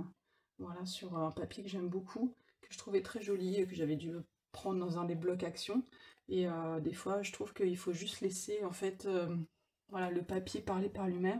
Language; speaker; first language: French; native; French